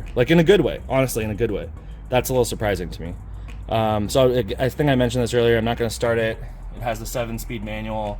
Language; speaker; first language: English; native; English